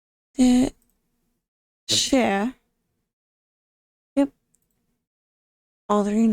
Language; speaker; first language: Norwegian; non-native, learner; English